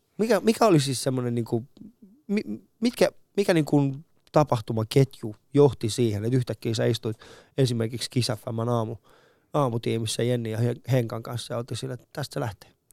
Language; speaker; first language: Finnish; early bilingual, other home language; Persian